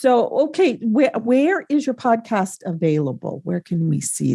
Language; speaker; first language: English; native; English